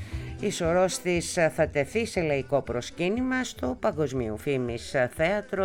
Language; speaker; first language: Greek; native; Greek